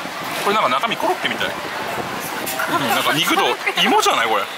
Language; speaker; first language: Japanese; native; Japanese